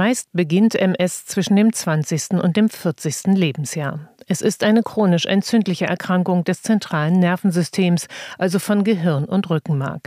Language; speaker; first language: German; native; German